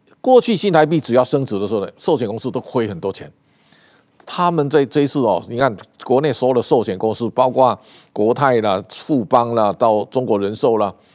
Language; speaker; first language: Chinese; native; Chinese